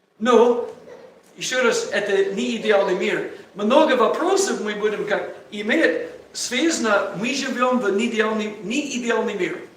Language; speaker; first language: Russian; non-native, learner; English